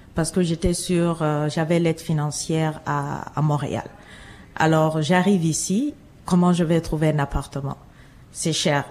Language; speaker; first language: French; non-native, local second language; Fula